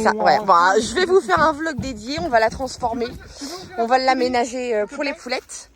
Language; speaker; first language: French; native; French